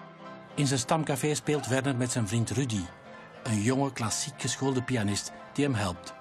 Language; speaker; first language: Dutch; native; Dutch